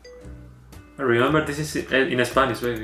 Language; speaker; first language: English; non-native, learner; Spanish